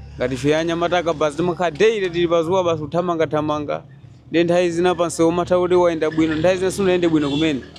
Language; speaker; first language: Nyanja; native; Nyanja